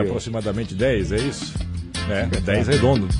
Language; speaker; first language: Portuguese; native; Portuguese